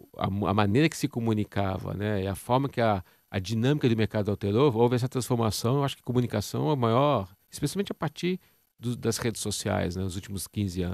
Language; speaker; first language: Portuguese; native; Portuguese